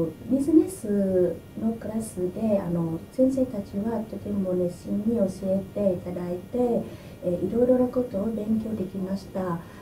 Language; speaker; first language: Japanese; non-native, learner; Vietnamese